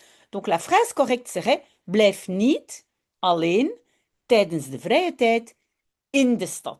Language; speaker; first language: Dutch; non-native, fluent; French